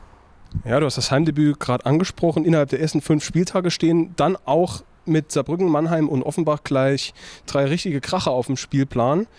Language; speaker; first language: German; native; German